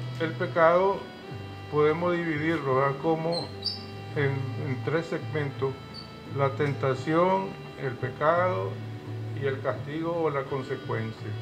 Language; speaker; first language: Spanish; native; Spanish